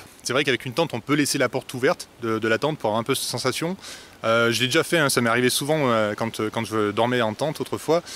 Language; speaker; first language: French; native; French